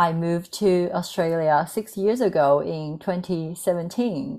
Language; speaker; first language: English; non-native, fluent; Chinese